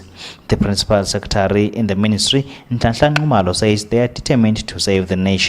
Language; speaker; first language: English; non-native, local second language; Swati